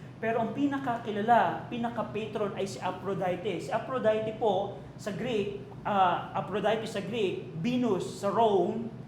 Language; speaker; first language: Filipino; native; Filipino